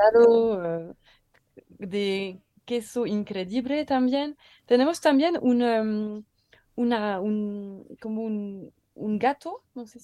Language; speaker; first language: Spanish; non-native, learner; French